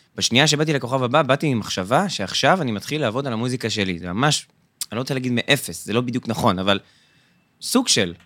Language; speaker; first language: Hebrew; native; Hebrew